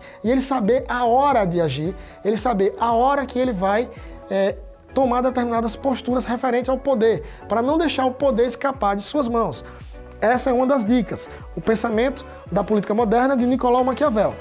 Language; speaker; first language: Portuguese; native; Portuguese